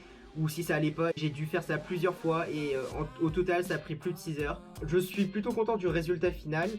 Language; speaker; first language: French; native; French